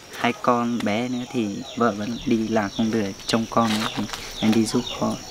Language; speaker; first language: Vietnamese; non-native, local second language; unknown